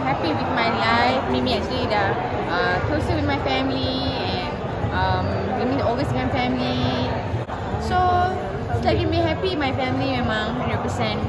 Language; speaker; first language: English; non-native, local second language; Malay